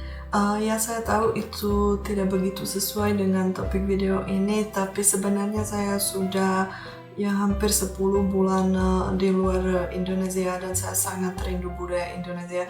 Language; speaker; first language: Indonesian; non-native, fluent; Czech